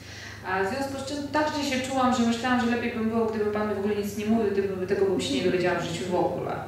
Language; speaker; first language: Polish; non-native, fluent; Georgian